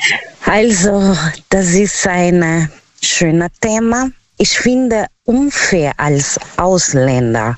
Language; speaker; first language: German; non-native, learner; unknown